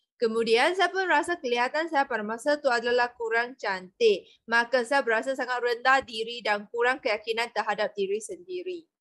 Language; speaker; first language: Malay; non-native, local second language; Chinese